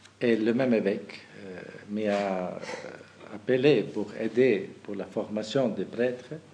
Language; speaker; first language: French; non-native, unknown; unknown